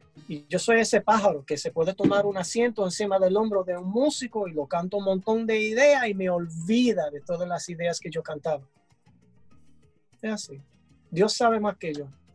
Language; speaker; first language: Spanish; early bilingual, heritage; English